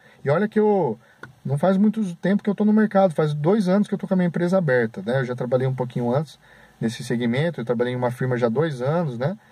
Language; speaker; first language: Portuguese; native; Portuguese